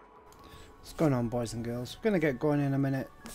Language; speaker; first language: English; native; English